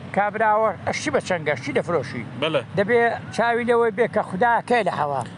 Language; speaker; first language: Central Kurdish; native; Central Kurdish